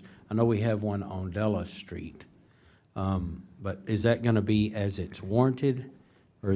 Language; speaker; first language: English; native; English